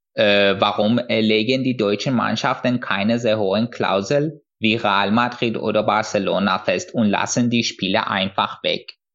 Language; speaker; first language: German; non-native, fluent; Persian